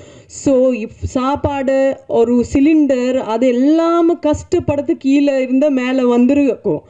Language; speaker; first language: Tamil; non-native, fluent; Punjabi